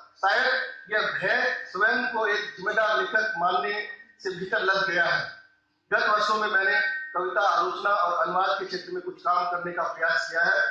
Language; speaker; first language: Hindi; non-native, local second language; Rajasthani